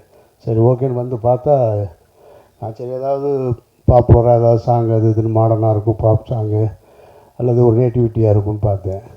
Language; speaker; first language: Tamil; native; Tamil